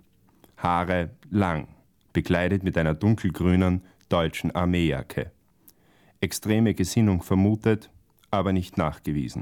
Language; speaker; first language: German; native; German